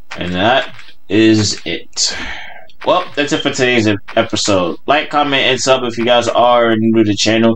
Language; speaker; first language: English; native; English